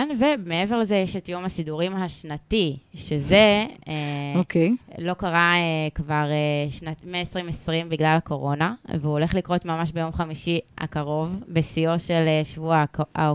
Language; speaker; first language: Hebrew; native; Hebrew